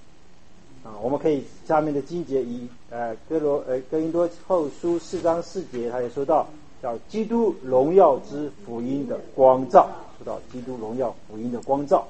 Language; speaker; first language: Chinese; native; Chinese